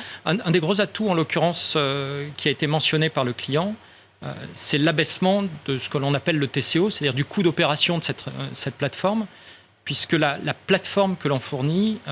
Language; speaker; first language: French; native; French